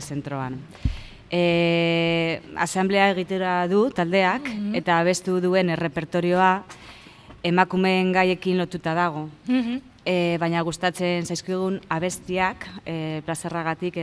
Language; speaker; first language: Basque; non-native, local second language; Spanish